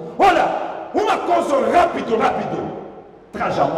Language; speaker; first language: Portuguese; non-native, learner; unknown